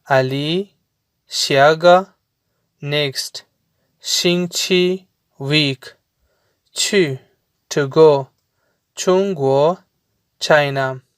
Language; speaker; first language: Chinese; non-native, learner; Urdu